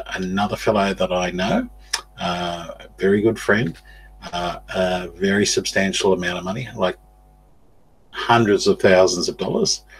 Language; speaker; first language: English; native; English